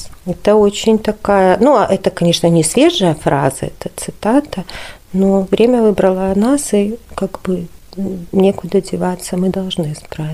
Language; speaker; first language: Russian; native; Russian